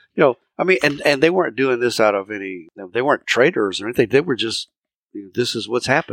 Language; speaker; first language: English; early bilingual, other home language; French